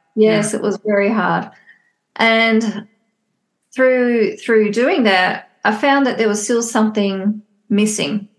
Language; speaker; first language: English; native; English